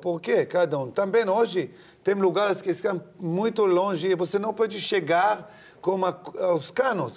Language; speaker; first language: Portuguese; non-native, learner; Hebrew